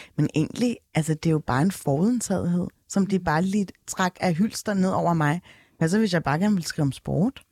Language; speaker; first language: Danish; early bilingual, other home language; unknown